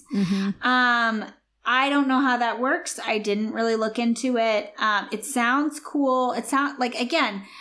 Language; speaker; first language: English; native; English